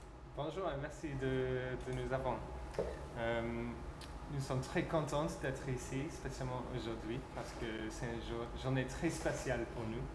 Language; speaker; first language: French; non-native, fluent; English